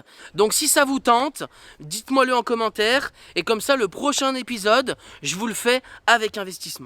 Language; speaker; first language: French; native; French